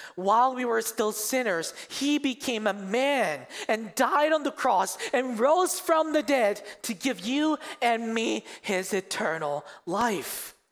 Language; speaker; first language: English; early bilingual, other home language; Korean